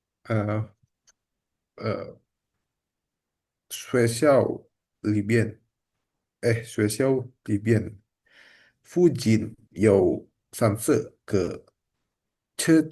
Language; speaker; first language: Chinese; non-native, learner; Indonesian